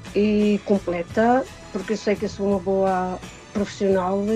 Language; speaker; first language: Portuguese; native; Portuguese